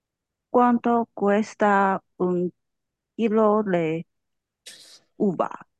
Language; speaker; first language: Spanish; non-native, learner; Chinese